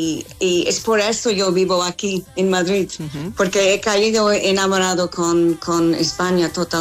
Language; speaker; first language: Spanish; non-native, learner; English